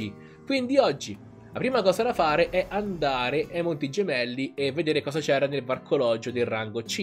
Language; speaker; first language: Italian; native; Italian